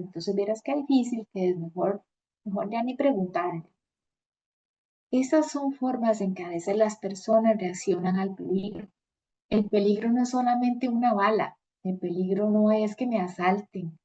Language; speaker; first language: Spanish; native; Spanish